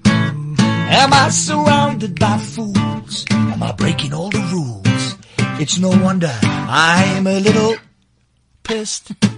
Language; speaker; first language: English; native; English